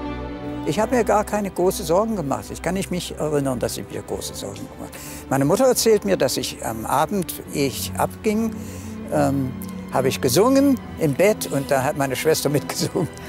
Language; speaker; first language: German; early bilingual, heritage; German